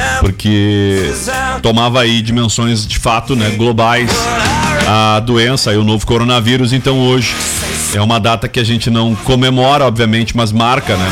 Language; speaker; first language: Portuguese; native; Portuguese